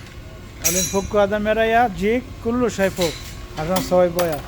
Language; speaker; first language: Arabic; non-native, learner; Bangla